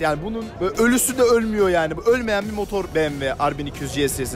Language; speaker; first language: Turkish; native; Turkish